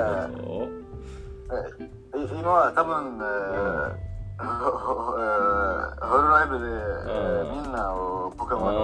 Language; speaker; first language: Japanese; non-native, learner; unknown